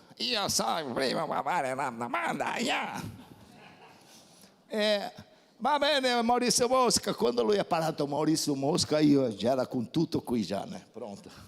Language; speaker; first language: Italian; non-native, fluent; Portuguese